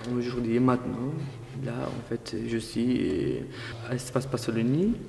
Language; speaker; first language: French; non-native, fluent; Kurdish